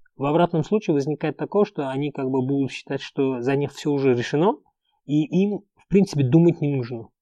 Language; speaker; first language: Russian; non-native, local second language; Uzbek